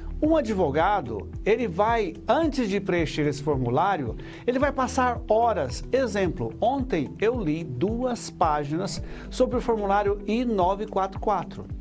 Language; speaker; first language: Portuguese; early bilingual, heritage; Portuguese